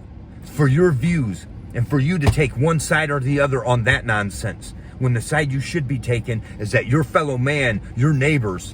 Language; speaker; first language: English; native; English